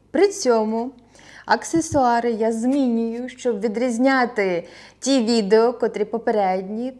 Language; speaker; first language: Ukrainian; non-native, local second language; Russian